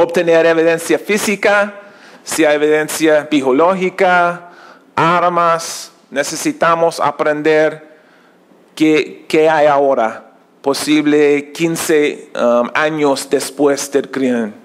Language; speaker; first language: Spanish; non-native, learner; English